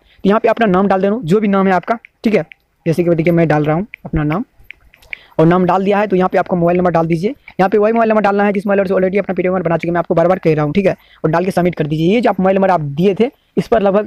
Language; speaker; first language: Hindi; native; Hindi